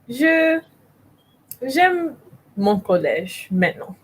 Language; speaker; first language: French; non-native, learner; English